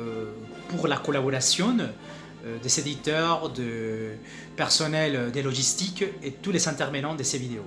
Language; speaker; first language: French; non-native, fluent; Spanish